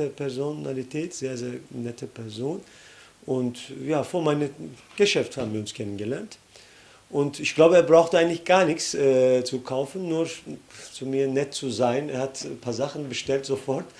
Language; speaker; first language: German; non-native, fluent; Turkish